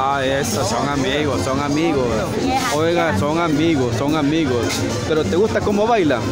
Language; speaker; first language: Spanish; native; Spanish